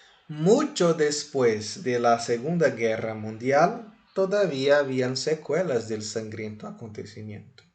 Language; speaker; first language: Spanish; non-native, fluent; Portuguese